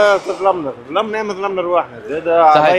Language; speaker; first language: Arabic; native; Arabic